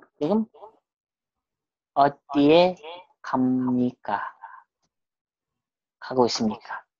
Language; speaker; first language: Korean; non-native, fluent; Mongolian